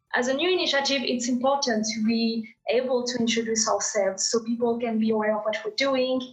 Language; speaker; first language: English; non-native, fluent; French